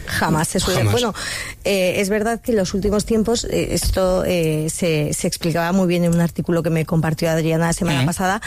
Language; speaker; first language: Spanish; native; Spanish